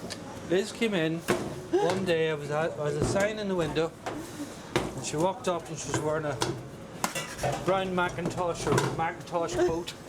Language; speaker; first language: English; native; English